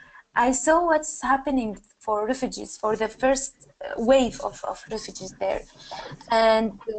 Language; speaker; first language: English; non-native, learner; Arabic